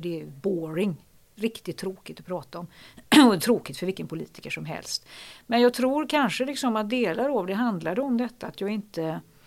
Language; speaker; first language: Swedish; native; Swedish